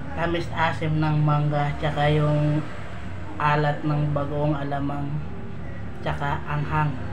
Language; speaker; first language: Filipino; non-native, local second language; Waray